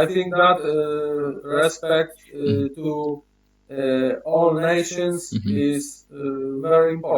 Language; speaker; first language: English; non-native, learner; Polish